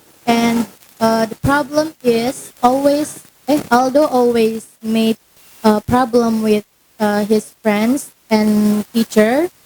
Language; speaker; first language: English; non-native, learner; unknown